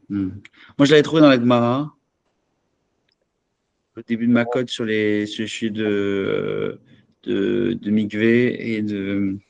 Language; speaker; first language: French; native; French